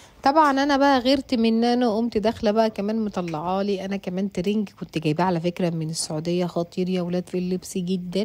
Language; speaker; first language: Arabic; native; Arabic